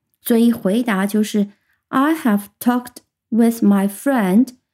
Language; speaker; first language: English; non-native, fluent; Chinese